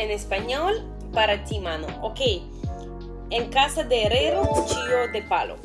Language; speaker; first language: Spanish; non-native, fluent; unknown